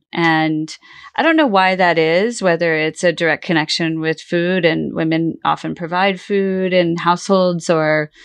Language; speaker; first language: English; native; English